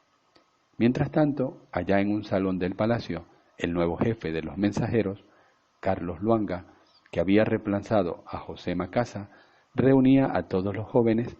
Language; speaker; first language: Spanish; native; Spanish